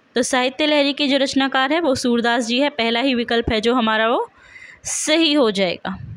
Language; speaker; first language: Hindi; native; Hindi